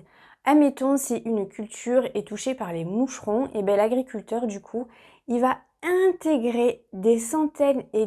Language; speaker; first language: French; native; French